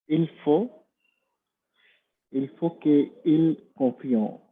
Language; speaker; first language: French; non-native, learner; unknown